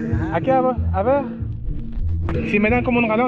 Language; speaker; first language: Spanish; non-native, learner; French